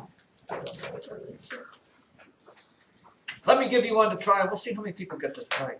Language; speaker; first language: English; native; English